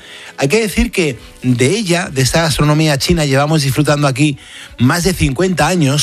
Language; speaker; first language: Spanish; native; Spanish